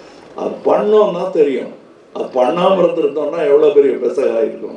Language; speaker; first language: Tamil; native; Tamil